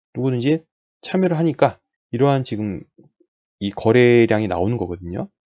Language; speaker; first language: Korean; native; Korean